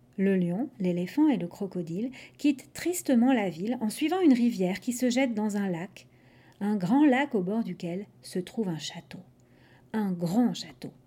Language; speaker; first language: French; non-native, fluent; English